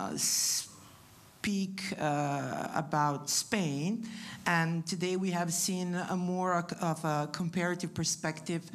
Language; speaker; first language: English; non-native, fluent; Italian